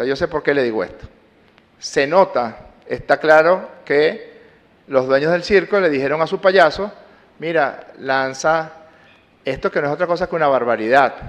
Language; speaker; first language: Spanish; native; Spanish